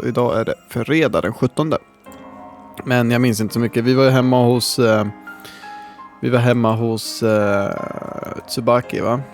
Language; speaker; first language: Swedish; native; Swedish